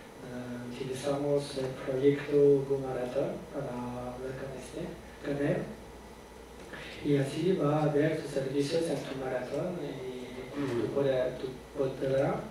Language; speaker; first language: Spanish; non-native, fluent; French